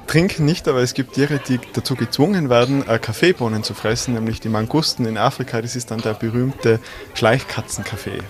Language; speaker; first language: German; native; German